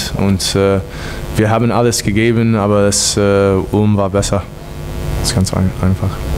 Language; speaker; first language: German; non-native, fluent; English